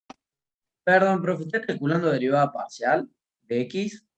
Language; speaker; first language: Spanish; native; Spanish